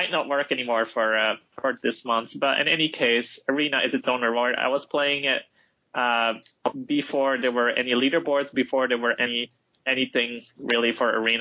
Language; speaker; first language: English; non-native, fluent; Dutch